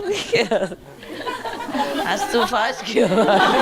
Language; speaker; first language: German; non-native, learner; Vietnamese